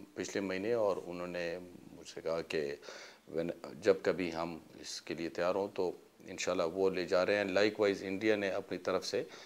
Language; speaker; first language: Urdu; non-native, local second language; Pashto